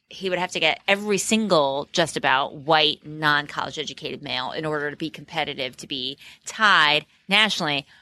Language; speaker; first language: English; native; English